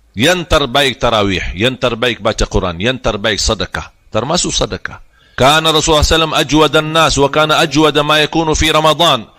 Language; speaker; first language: Malay; non-native, fluent; Arabic